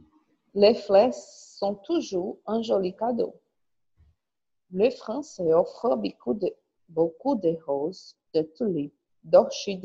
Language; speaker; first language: French; non-native, learner; Portuguese